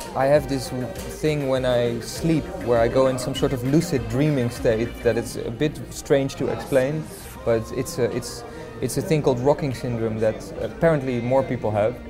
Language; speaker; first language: English; non-native, fluent; Dutch